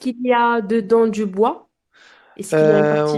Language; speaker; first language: French; non-native, local second language; Arabic